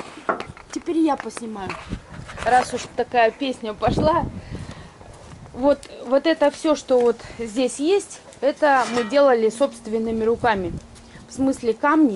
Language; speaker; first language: Russian; native; Russian